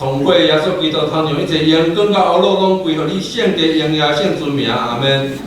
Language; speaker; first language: Chinese; native; Chinese